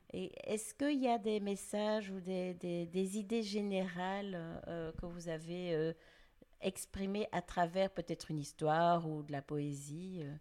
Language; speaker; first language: French; native; French